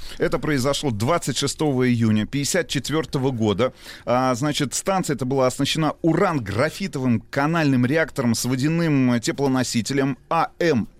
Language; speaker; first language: Russian; native; Russian